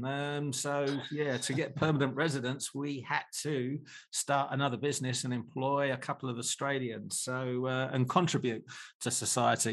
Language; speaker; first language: English; native; English